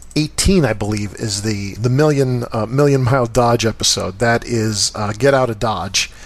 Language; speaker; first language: English; native; English